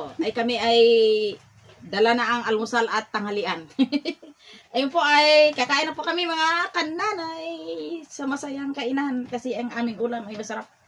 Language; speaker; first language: Filipino; non-native, local second language; Cebuano